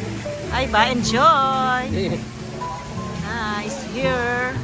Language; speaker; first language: English; non-native, local second language; Filipino